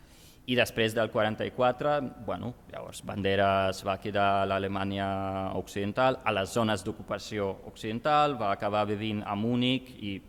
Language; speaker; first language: Catalan; non-native, fluent; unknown